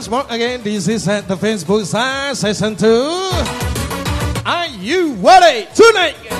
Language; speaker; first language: English; non-native, learner; Indonesian